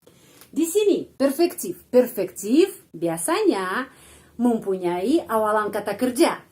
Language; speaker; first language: Indonesian; non-native, fluent; Russian